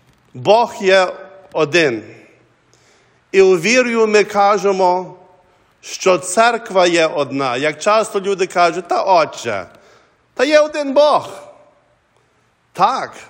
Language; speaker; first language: Ukrainian; early bilingual, heritage; Ukrainian